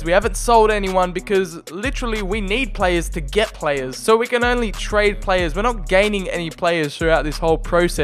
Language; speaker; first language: English; native; English